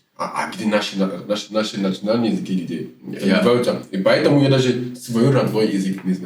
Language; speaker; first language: Russian; non-native, fluent; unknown